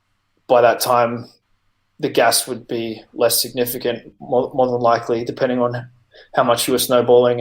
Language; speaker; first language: English; native; English